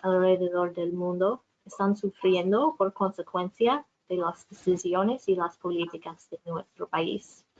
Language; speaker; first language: Spanish; non-native, fluent; English